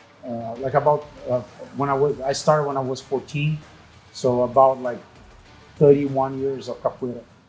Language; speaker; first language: English; non-native, fluent; Portuguese